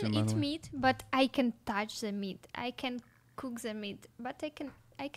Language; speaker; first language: English; non-native, learner; Russian